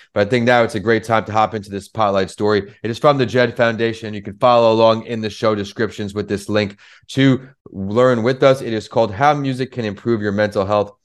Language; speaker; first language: English; native; English